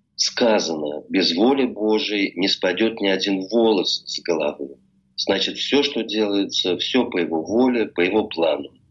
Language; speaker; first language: Russian; native; Russian